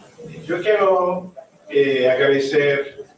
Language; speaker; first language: Spanish; non-native, learner; Haitian Creole